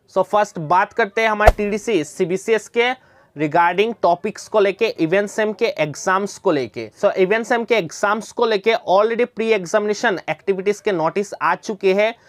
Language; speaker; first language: Hindi; non-native, local second language; Bangla